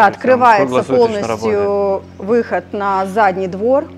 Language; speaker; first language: Russian; native; Russian